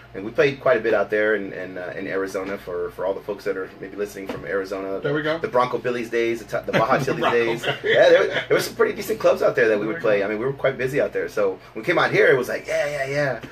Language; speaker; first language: English; native; English